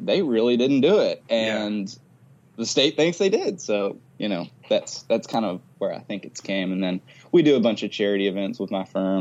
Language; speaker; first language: English; native; English